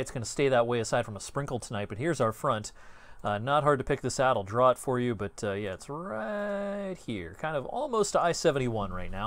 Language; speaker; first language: English; native; English